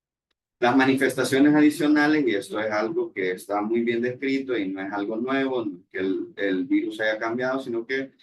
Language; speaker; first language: Spanish; native; Spanish